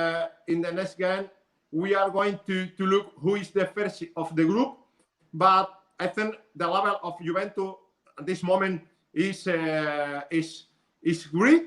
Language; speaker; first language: English; non-native, learner; Spanish